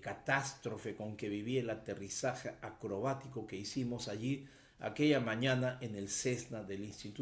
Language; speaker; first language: Spanish; native; Spanish